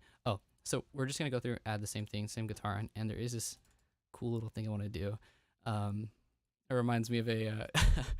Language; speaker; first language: English; native; English